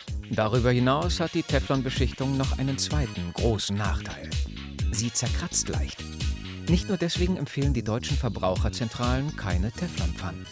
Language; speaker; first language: German; native; German